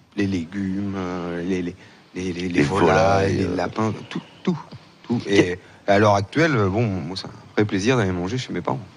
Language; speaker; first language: French; native; French